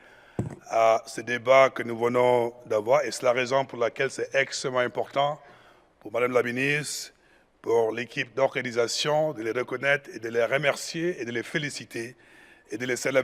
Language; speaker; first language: French; non-native, local second language; Wolof